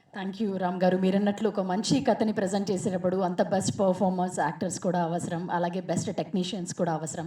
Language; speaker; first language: Telugu; native; Telugu